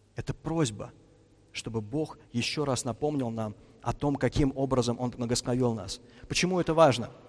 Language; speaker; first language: Russian; native; Russian